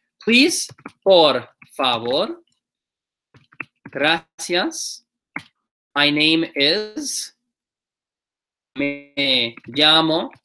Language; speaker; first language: Spanish; non-native, learner; English